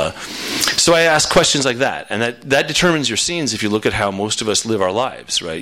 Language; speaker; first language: English; native; English